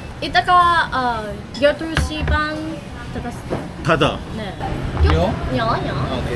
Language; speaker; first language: Korean; non-native, learner; Vietnamese